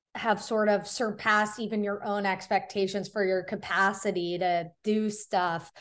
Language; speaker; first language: English; native; English